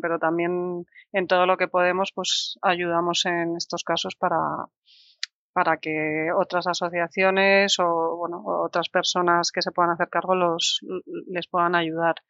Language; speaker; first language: Spanish; native; Spanish